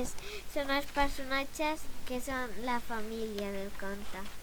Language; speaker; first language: Catalan; non-native, local second language; Spanish